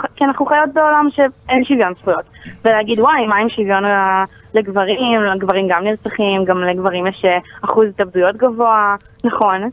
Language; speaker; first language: Hebrew; native; Hebrew